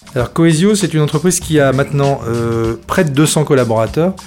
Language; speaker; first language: French; native; French